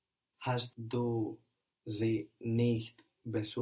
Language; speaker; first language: German; non-native, learner; English